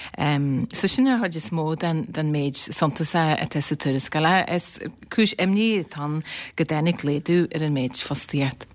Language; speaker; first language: Irish; native; Irish